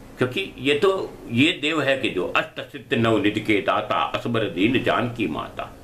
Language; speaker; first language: Hindi; non-native, local second language; Gujarati